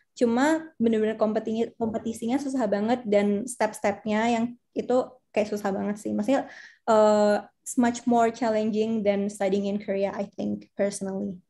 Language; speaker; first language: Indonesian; native; Indonesian